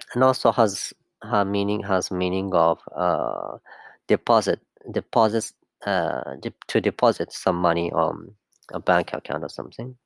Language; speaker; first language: English; non-native, fluent; Japanese